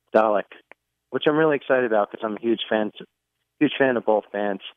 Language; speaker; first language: English; native; English